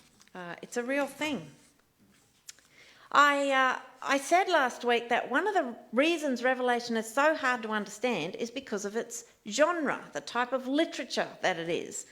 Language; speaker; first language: English; native; English